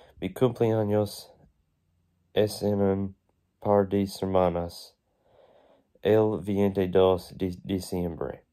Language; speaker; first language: Spanish; non-native, learner; English